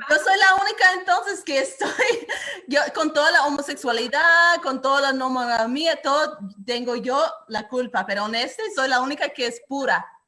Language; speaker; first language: Spanish; early bilingual, heritage; Spanish